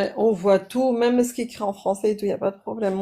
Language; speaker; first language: French; native; French